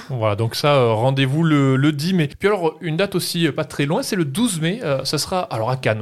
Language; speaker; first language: French; native; French